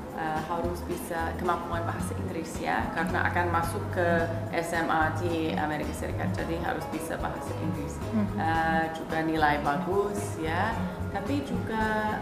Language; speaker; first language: Indonesian; non-native, fluent; English